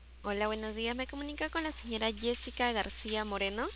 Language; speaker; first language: Spanish; native; Spanish